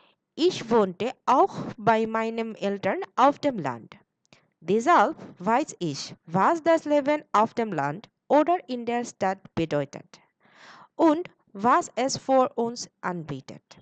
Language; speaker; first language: German; non-native, learner; Bangla